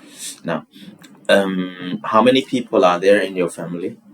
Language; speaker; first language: English; non-native, fluent; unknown